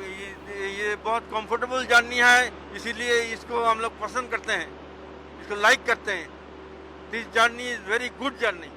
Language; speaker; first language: Hindi; non-native, learner; Bangla